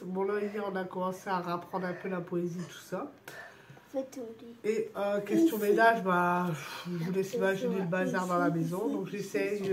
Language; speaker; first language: French; native; French